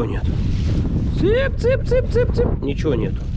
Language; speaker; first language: Russian; native; Russian